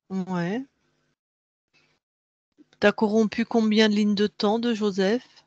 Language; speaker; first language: French; native; French